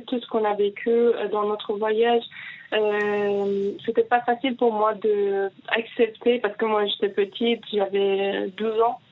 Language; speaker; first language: French; non-native, fluent; Persian